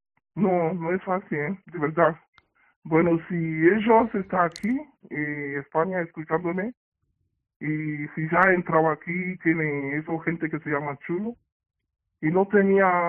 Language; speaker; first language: Spanish; non-native, learner; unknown